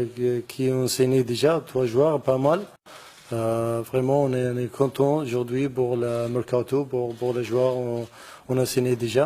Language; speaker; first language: French; non-native, learner; Arabic